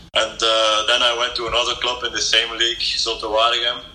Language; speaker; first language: English; non-native, fluent; Dutch